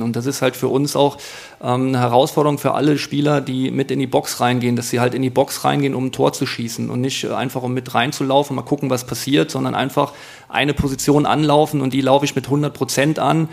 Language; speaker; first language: German; native; German